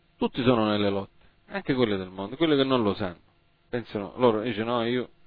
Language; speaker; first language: Italian; early bilingual, heritage; Italian